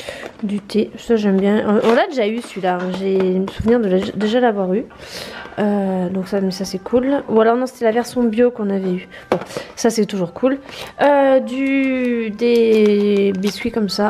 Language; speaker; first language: French; native; French